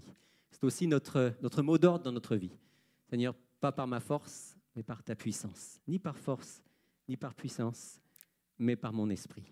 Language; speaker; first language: French; native; French